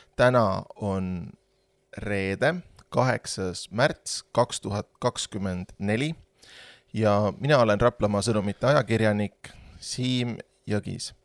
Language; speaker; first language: Estonian; native; Estonian